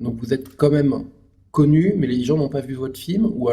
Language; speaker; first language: French; native; French